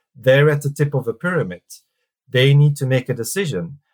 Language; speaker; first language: English; non-native, fluent; Dutch